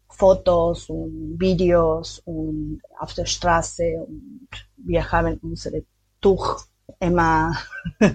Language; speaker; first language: German; non-native, learner; Spanish